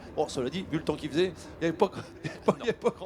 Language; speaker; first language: French; native; French